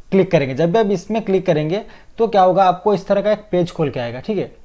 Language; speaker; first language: Hindi; non-native, fluent; Bangla